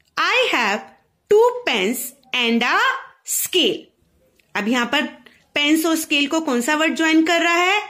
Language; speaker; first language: Hindi; native; Hindi